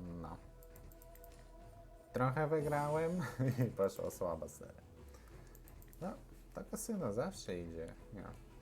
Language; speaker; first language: Polish; non-native, learner; Russian